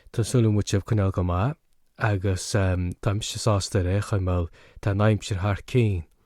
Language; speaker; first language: Irish; native; Irish